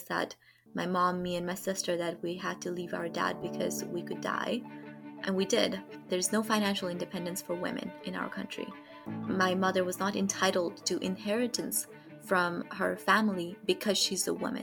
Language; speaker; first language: English; non-native, local second language; Nepali